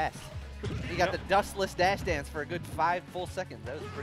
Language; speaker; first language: English; native; English